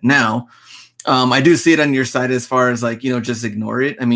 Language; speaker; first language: English; native; English